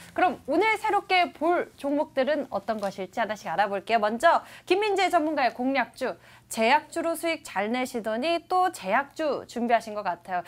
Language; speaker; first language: Korean; native; Korean